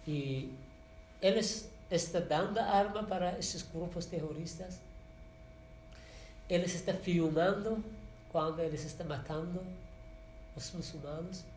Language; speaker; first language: Portuguese; non-native, learner; Persian